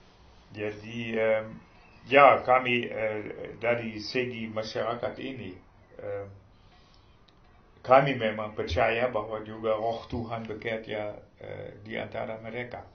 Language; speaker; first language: Indonesian; non-native, fluent; German